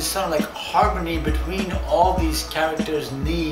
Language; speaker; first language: English; native; English